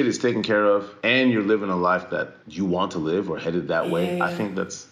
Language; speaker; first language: English; early bilingual, other home language; French